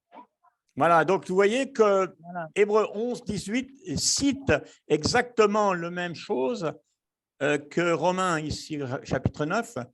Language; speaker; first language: French; native; French